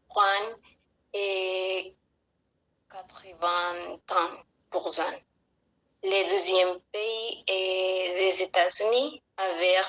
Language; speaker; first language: French; non-native, learner; Spanish